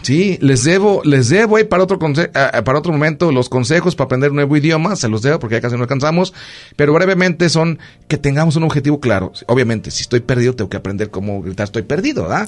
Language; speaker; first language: Spanish; native; Spanish